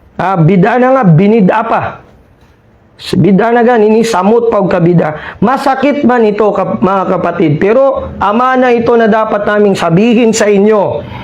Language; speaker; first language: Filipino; non-native, local second language; Maranao